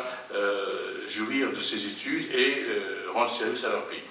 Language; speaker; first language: French; non-native, local second language; Arabic